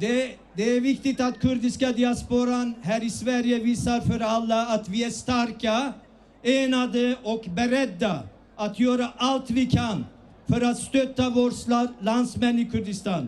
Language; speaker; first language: Swedish; early bilingual, other home language; Kurdish